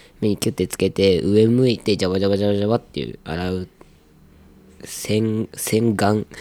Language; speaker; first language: Japanese; native; Japanese